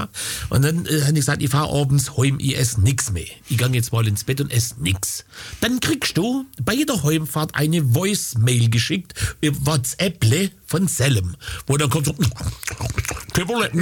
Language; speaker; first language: German; native; German